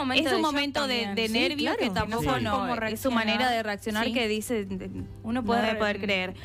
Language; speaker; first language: Spanish; native; Spanish